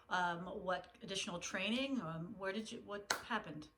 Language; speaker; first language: English; native; English